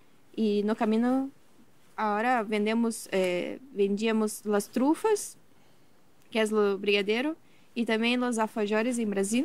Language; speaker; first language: Spanish; non-native, learner; Portuguese